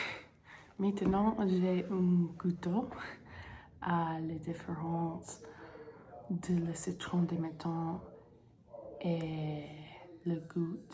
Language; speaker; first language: French; non-native, learner; English